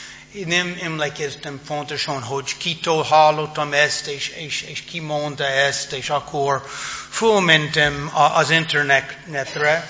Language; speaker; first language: Hungarian; non-native, fluent; English